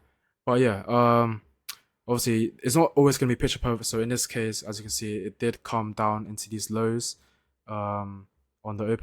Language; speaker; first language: English; native; English